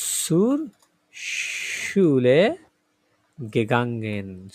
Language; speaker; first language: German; non-native, fluent; Bangla